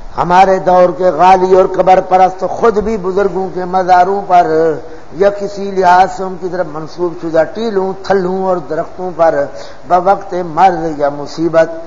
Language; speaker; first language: Urdu; non-native, local second language; Punjabi